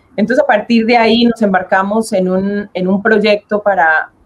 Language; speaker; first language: Spanish; native; Spanish